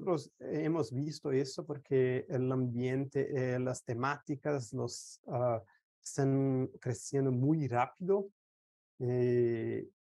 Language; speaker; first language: Spanish; non-native, fluent; Portuguese